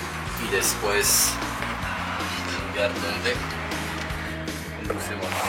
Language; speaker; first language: Spanish; non-native, learner; French